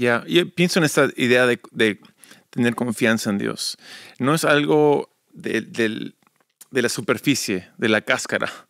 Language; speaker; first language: Spanish; early bilingual, other home language; English